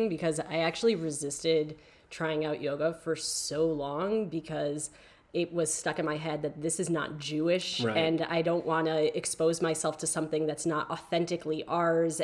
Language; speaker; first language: English; native; English